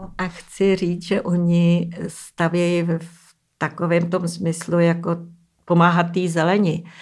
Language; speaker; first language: Czech; native; Czech